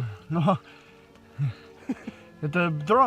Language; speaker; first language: Russian; non-native, learner; English